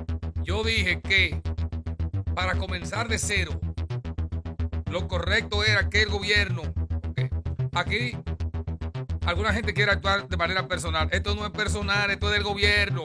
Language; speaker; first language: Spanish; native; Spanish